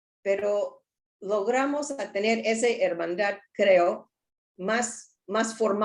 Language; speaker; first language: Spanish; non-native, learner; English